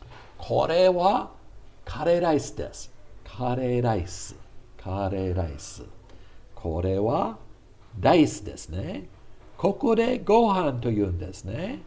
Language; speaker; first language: Japanese; non-native, fluent; English